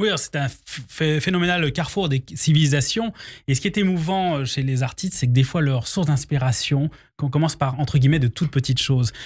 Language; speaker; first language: French; native; French